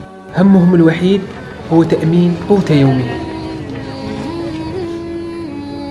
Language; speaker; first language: Arabic; native; Arabic